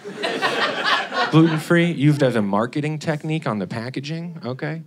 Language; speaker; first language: English; native; English